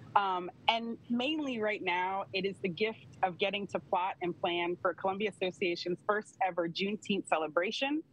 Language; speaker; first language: English; native; English